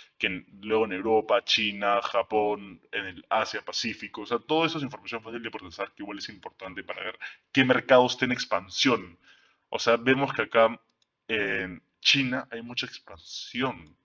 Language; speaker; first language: Spanish; native; Spanish